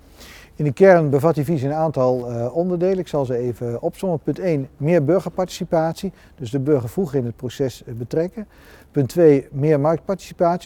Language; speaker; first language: Dutch; native; Dutch